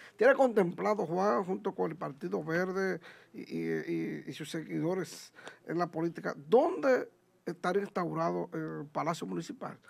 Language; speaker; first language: Spanish; native; Spanish